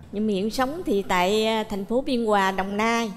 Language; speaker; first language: Vietnamese; native; Vietnamese